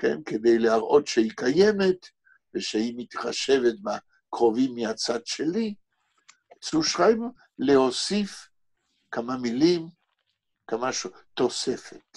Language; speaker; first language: Hebrew; native; Hebrew